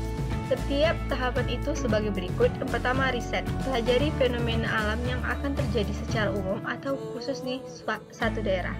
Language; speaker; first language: Indonesian; native; Indonesian